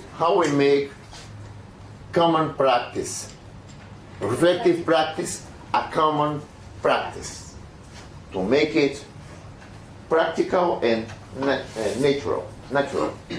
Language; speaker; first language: English; non-native, fluent; Spanish